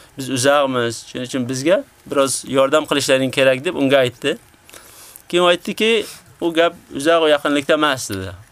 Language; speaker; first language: Uzbek; native; Uzbek